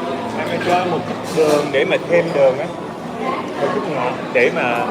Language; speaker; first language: Vietnamese; early bilingual, heritage; Vietnamese